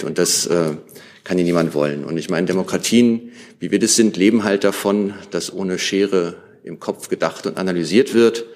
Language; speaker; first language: German; native; German